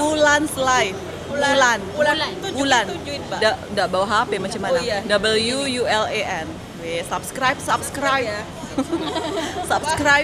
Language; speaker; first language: Indonesian; native; Indonesian